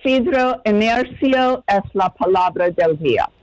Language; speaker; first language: Spanish; non-native, learner; English